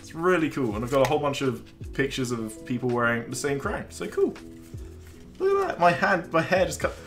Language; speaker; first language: English; native; English